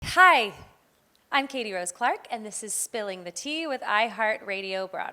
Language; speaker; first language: English; native; English